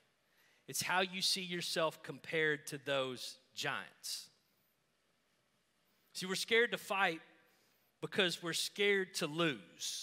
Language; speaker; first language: English; native; English